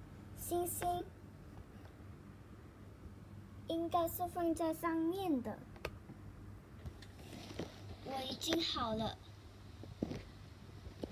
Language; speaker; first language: Chinese; non-native, learner; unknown